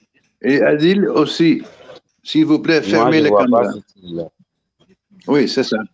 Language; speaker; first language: French; non-native, fluent; Dutch